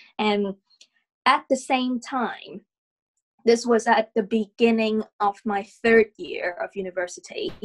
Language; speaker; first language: English; non-native, fluent; Vietnamese